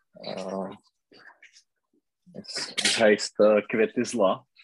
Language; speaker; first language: German; non-native, learner; Czech